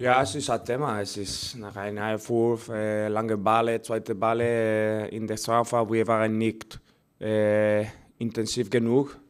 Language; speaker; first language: German; non-native, learner; Spanish